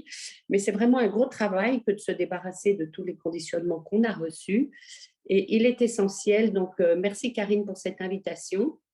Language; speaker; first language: French; native; French